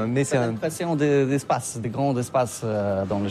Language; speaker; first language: French; non-native, learner; Polish